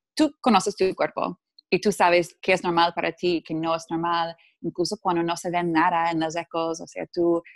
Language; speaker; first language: Spanish; non-native, fluent; English